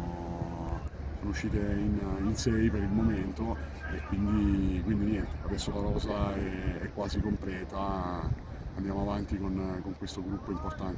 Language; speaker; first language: Italian; native; Italian